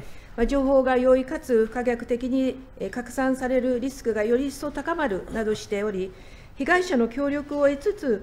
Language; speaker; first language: Japanese; native; Japanese